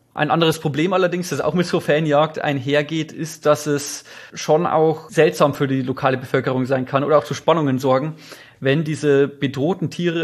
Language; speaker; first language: German; native; German